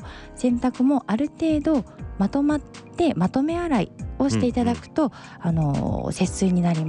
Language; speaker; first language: Japanese; native; Japanese